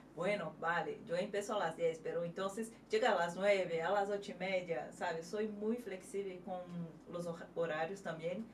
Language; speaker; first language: Spanish; non-native, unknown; Portuguese